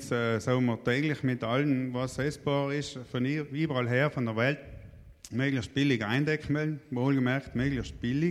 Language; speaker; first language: German; native; German